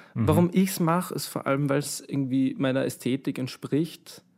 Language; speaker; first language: German; native; German